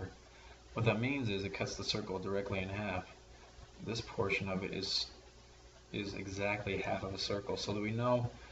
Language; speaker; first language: English; native; English